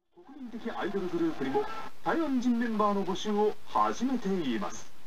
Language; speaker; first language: Japanese; native; Japanese